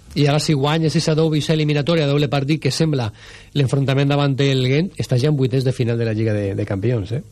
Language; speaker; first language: Catalan; native; Catalan